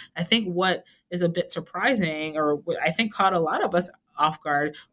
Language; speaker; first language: English; native; English